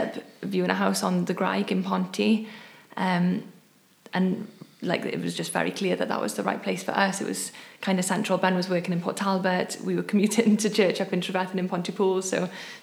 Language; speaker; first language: English; native; English